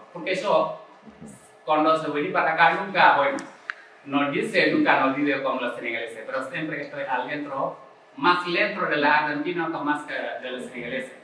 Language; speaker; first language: Spanish; non-native, learner; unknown